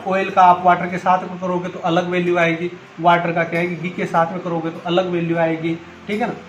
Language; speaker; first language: Hindi; native; Hindi